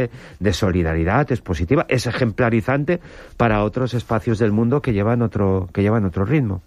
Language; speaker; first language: Spanish; native; Spanish